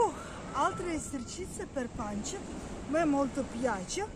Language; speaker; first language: Italian; non-native, learner; Russian